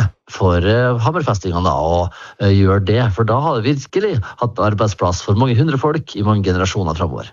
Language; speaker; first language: Norwegian; native; Norwegian